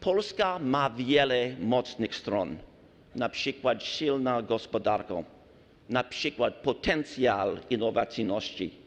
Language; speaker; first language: Polish; non-native, learner; English